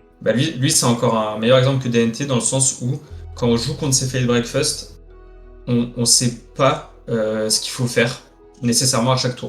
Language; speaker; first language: French; native; French